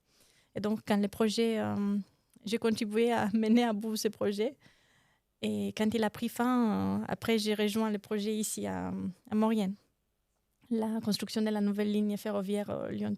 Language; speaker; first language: French; non-native, fluent; Romanian